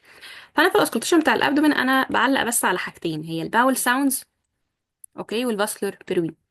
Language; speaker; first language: Arabic; native; Arabic